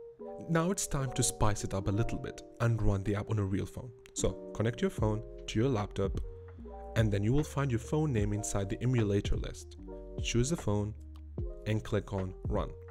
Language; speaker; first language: English; non-native, fluent; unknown